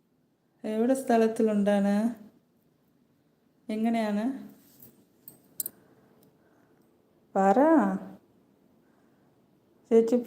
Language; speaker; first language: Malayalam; non-native, learner; Tamil